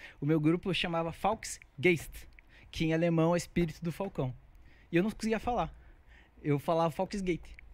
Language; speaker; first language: Portuguese; native; Portuguese